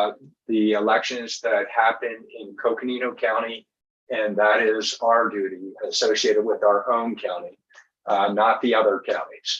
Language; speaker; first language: English; native; English